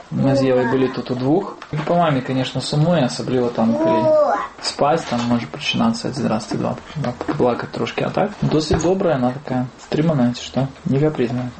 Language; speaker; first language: Belarusian; non-native, local second language; Russian